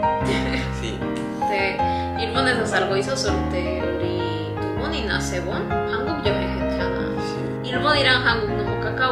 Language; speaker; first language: Korean; non-native, learner; Spanish